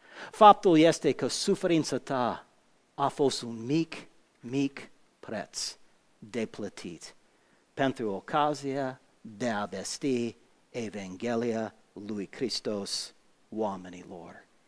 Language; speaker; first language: Romanian; non-native, fluent; English